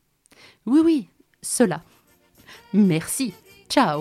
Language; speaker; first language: French; native; French